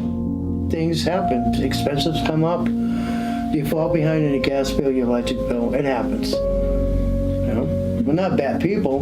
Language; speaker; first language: English; native; English